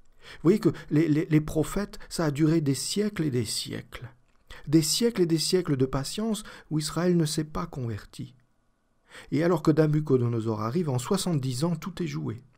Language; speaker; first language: French; native; French